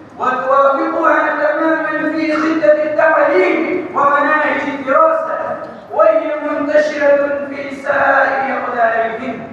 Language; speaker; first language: Arabic; non-native, learner; Urdu